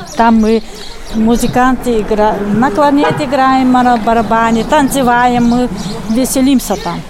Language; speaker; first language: Russian; non-native, local second language; Lezghian